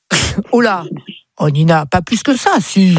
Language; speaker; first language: French; native; French